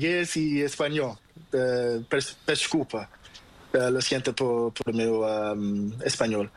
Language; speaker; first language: Spanish; non-native, learner; Portuguese